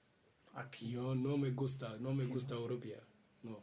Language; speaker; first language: Spanish; non-native, learner; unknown